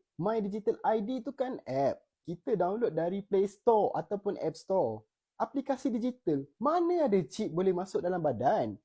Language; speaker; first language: Malay; native; Malay